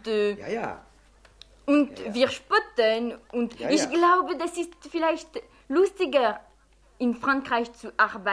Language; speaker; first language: German; non-native, fluent; French